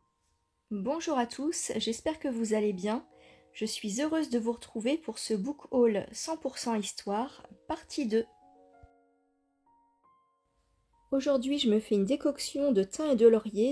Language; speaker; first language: French; native; French